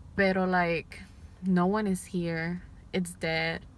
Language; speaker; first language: English; early bilingual, other home language; Spanish